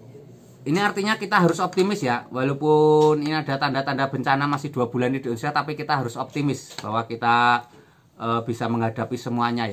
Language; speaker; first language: Indonesian; native; Indonesian